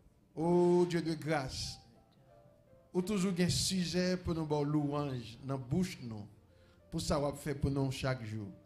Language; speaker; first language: French; non-native, local second language; Haitian Creole